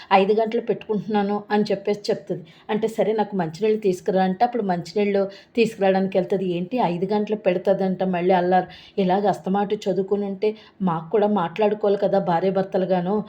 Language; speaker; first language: Telugu; native; Telugu